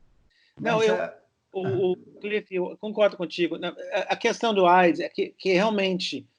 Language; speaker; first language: Portuguese; non-native, fluent; English